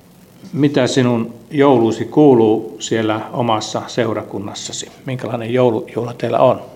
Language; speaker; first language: Finnish; non-native, fluent; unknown